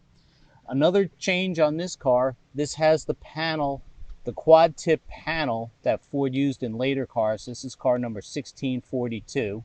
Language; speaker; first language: English; native; English